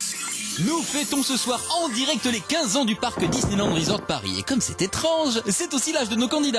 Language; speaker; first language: French; native; French